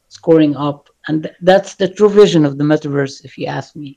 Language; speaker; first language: English; non-native, fluent; Arabic